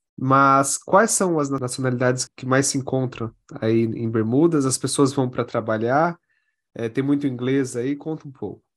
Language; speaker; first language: Portuguese; native; Portuguese